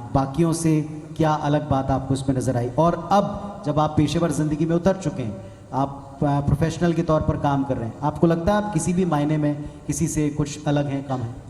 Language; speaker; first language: Hindi; native; Hindi